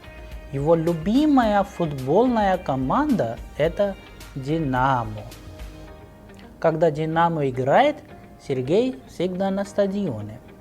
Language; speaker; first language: Russian; non-native, fluent; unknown